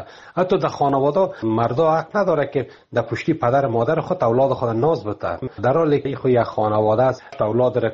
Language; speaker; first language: Persian; native; Persian